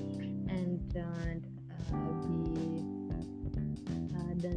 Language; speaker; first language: English; non-native, learner; Indonesian